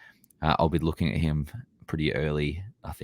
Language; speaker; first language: English; native; English